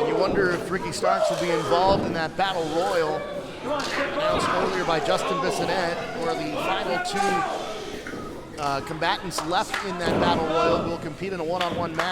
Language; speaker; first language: English; native; English